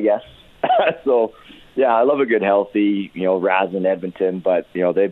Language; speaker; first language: English; native; English